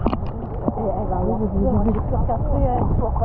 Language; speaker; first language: French; native; French